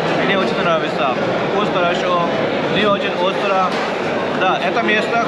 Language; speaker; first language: Russian; non-native, learner; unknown